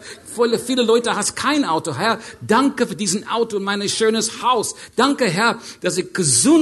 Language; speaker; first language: German; non-native, learner; English